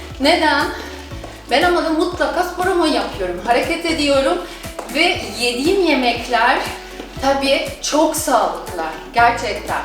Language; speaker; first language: Turkish; non-native, fluent; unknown